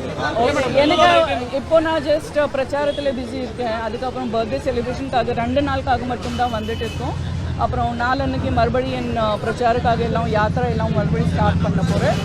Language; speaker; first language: Tamil; non-native, fluent; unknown